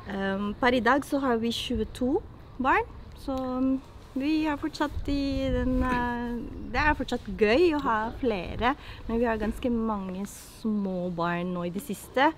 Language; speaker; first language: Norwegian; non-native, fluent; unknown